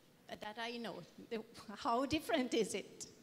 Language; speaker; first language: English; non-native, fluent; French